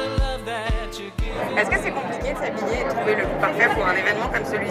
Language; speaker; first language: French; native; French